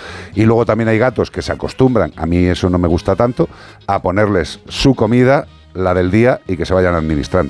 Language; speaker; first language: Spanish; native; Spanish